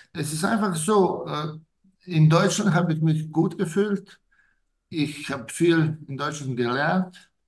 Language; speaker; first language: German; non-native, fluent; Serbian